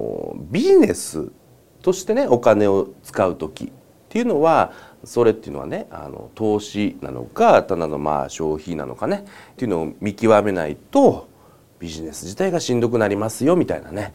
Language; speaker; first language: Japanese; native; Japanese